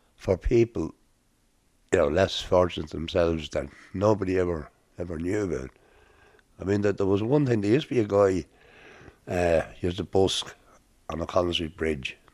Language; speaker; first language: English; native; English